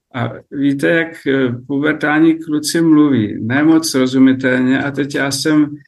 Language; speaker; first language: Czech; native; Czech